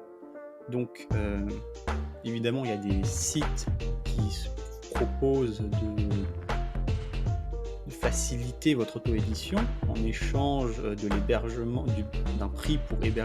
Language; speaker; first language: French; native; French